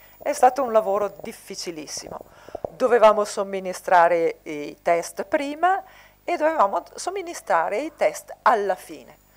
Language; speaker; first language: Italian; native; Italian